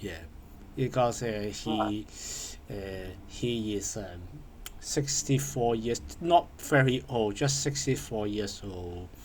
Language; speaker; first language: English; non-native, learner; Cantonese